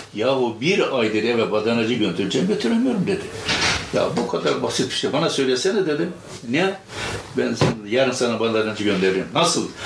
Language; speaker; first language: Turkish; native; Turkish